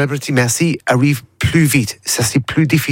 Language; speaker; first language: French; non-native, learner; English